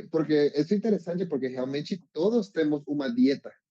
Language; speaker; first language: Portuguese; non-native, learner; Spanish